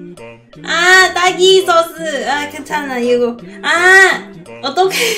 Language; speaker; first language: Korean; non-native, learner; Cantonese